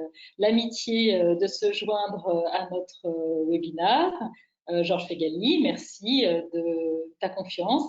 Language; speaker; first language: French; native; French